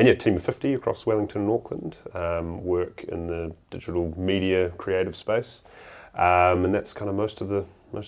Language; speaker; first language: English; native; English